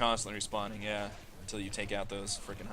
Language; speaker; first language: English; native; English